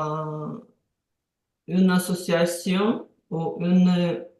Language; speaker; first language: French; non-native, learner; Ukrainian